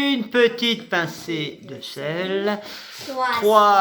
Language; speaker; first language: French; native; French